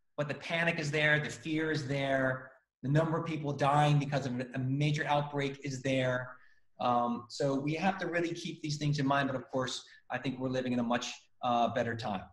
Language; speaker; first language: English; native; English